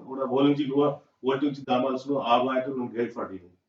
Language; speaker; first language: German; non-native, learner; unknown